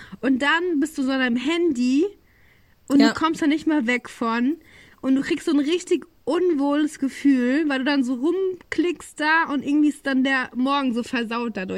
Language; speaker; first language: German; native; German